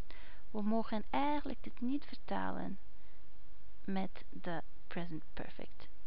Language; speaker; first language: Dutch; non-native, fluent; English